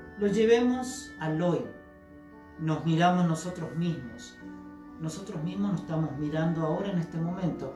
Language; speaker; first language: Spanish; native; Spanish